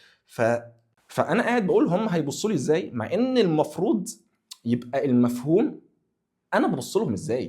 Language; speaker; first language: Arabic; native; Arabic